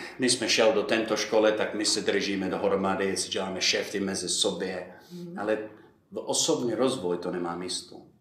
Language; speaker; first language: Czech; non-native, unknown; English